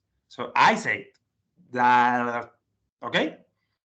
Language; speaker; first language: English; non-native, learner; Spanish